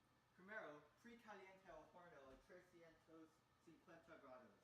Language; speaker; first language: Spanish; non-native, learner; English